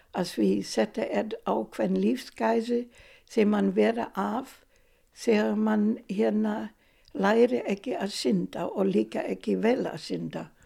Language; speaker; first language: Icelandic; non-native, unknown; German